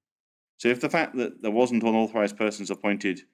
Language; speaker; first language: English; native; English